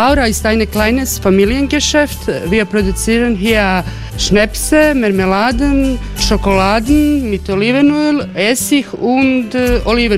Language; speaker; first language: German; non-native, learner; Croatian